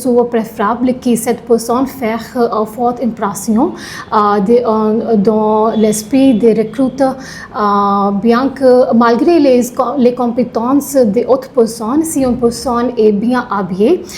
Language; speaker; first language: French; non-native, learner; Punjabi